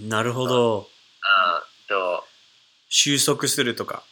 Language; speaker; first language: Japanese; non-native, fluent; English